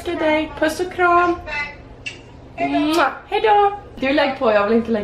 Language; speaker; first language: Swedish; early bilingual, heritage; English